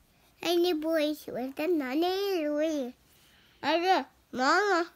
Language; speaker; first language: Russian; early bilingual, heritage; Russian